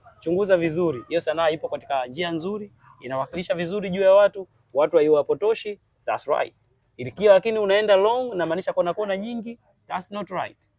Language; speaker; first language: Swahili; native; Swahili